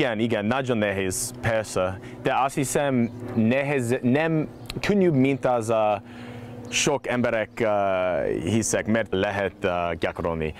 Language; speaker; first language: Hungarian; non-native, learner; English